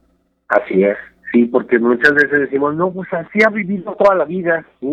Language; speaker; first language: Spanish; native; Spanish